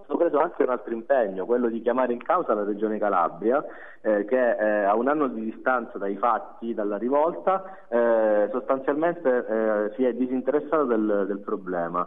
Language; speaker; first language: Italian; native; Italian